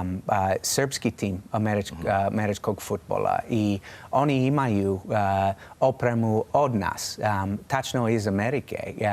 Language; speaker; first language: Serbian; non-native, learner; English